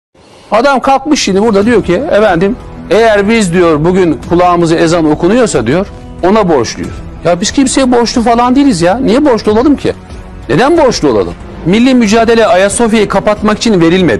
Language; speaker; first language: Turkish; native; Turkish